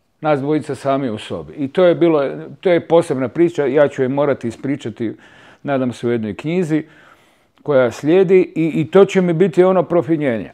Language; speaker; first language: Croatian; native; Croatian